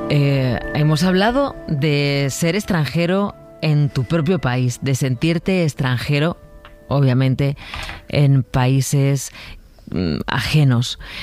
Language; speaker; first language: Spanish; native; Spanish